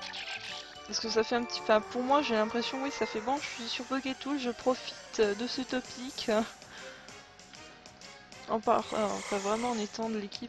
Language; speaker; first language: French; native; French